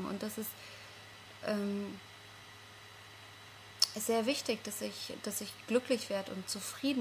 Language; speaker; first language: German; non-native, fluent; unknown